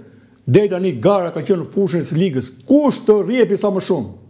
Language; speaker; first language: Albanian; native; Albanian